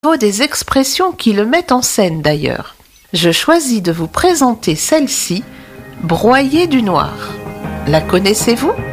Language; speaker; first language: French; native; French